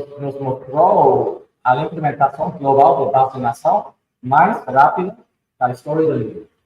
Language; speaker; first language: Spanish; non-native, fluent; English